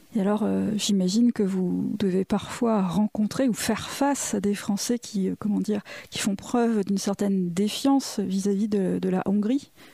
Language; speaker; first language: French; native; French